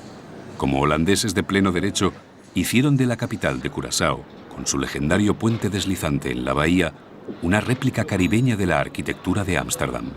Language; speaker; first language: Spanish; native; Spanish